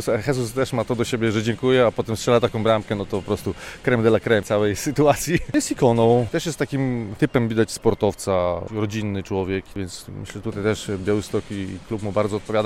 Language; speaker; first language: Polish; native; Polish